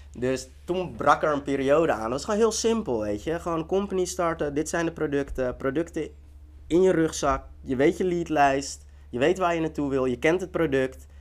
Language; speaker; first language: Dutch; early bilingual, other home language; Tigrinya